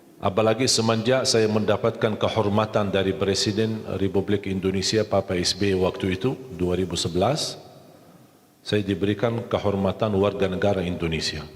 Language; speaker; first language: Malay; non-native, fluent; Arabic